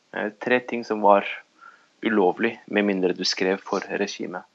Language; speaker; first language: Norwegian; early bilingual, other home language; Arabic